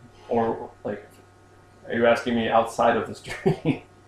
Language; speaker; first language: English; native; English